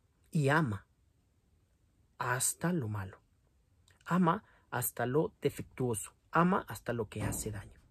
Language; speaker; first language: Spanish; native; Spanish